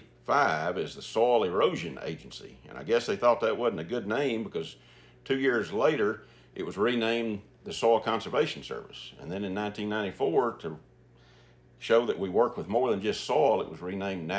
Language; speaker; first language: English; native; English